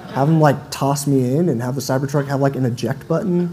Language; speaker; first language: English; native; English